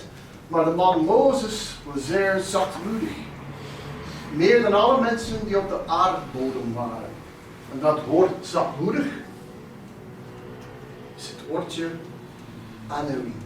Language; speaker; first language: Dutch; non-native, fluent; English